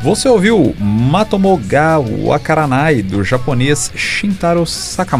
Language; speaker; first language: Portuguese; native; Portuguese